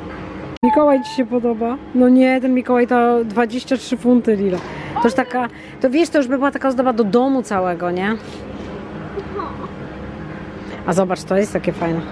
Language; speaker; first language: Polish; native; Polish